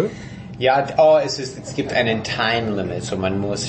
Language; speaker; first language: German; non-native, fluent; English